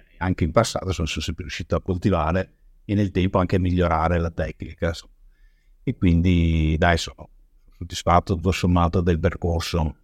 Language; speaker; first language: Italian; native; Italian